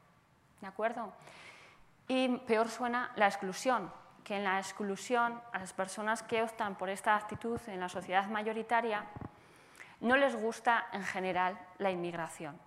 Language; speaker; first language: Spanish; native; Spanish